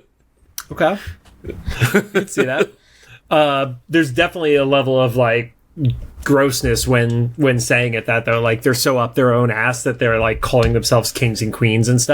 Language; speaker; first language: English; native; English